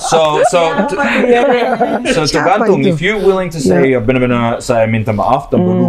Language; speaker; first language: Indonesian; non-native, learner; English